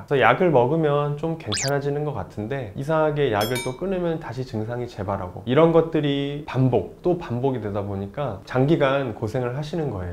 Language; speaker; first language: Korean; native; Korean